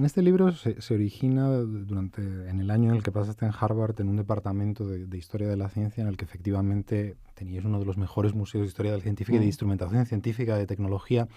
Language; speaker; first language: Spanish; native; Spanish